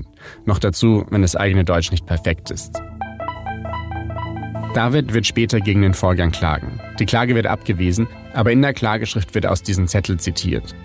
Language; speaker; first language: German; native; German